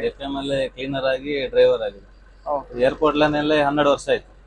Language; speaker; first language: Kannada; native; Kannada